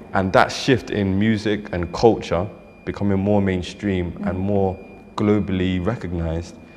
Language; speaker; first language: English; native; English